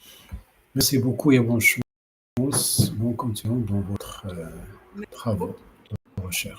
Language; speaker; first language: French; non-native, local second language; Arabic